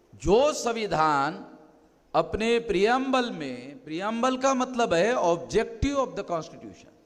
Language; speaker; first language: Hindi; non-native, local second language; Marathi